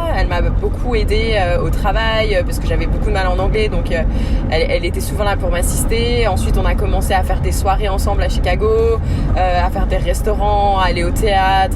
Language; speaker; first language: French; native; French